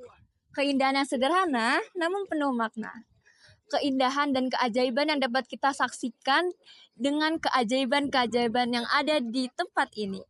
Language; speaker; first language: Indonesian; native; Indonesian